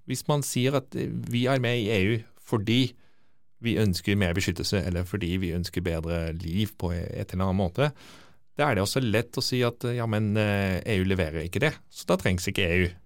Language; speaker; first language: Norwegian; non-native, fluent; Dutch